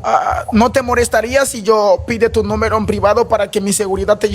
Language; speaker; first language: Spanish; non-native, fluent; Haitian Creole